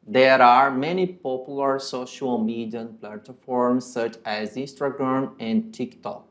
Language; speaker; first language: English; non-native, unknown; Portuguese